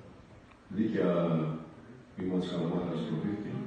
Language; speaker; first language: Greek; non-native, learner; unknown